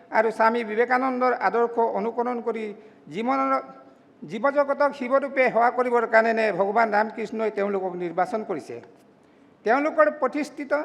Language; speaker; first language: Assamese; non-native, local second language; Mising